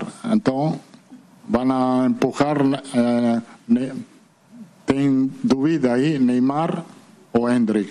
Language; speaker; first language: Portuguese; non-native, fluent; Italian